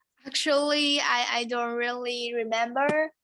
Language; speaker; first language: English; non-native, learner; Vietnamese